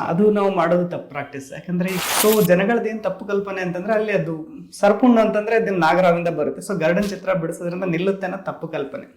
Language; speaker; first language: Kannada; native; Kannada